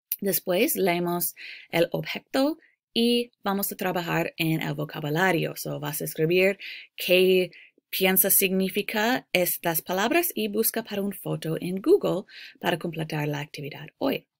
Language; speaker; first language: Spanish; non-native, fluent; English